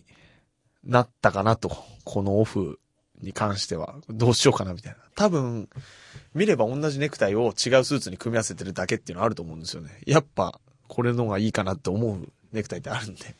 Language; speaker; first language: Japanese; native; Japanese